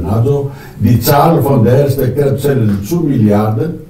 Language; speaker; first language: German; non-native, fluent; Greek